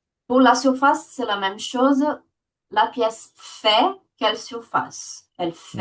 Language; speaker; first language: French; non-native, fluent; Portuguese